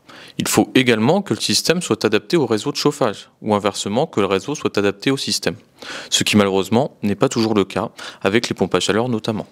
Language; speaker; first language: French; native; French